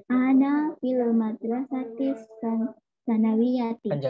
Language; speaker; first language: Arabic; non-native, learner; Indonesian